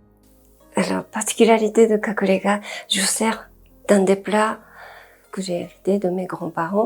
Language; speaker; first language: French; non-native, fluent; Japanese